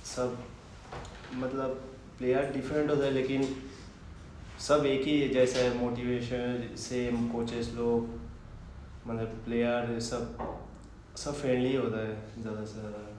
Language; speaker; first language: Hindi; non-native, local second language; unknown